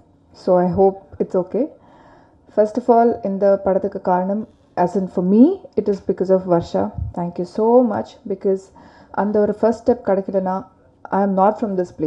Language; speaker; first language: Tamil; non-native, learner; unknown